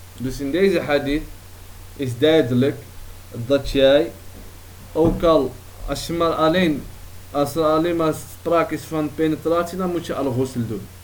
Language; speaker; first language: Dutch; early bilingual, other home language; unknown